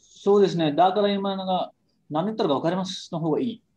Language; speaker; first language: Japanese; non-native, fluent; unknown